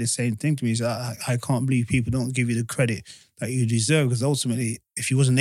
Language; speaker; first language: English; native; English